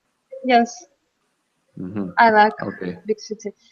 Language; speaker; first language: English; non-native, learner; Russian